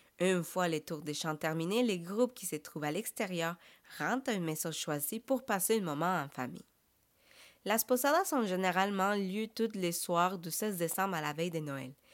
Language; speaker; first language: French; non-native, fluent; Spanish